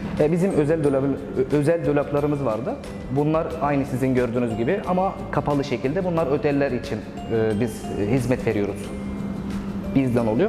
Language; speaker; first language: Turkish; non-native, learner; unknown